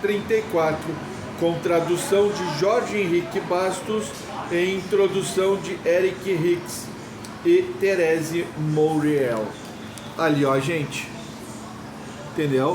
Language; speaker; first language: Portuguese; native; Portuguese